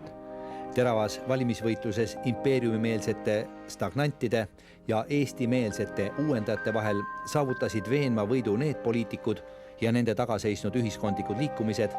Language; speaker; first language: Estonian; native; Estonian